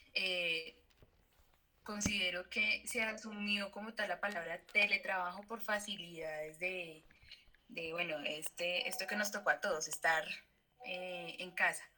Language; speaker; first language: Spanish; native; Spanish